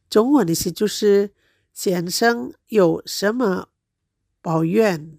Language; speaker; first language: Chinese; non-native, fluent; Indonesian